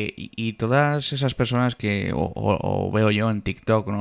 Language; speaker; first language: Spanish; native; Spanish